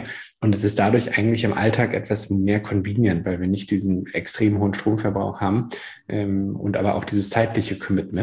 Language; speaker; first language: German; native; German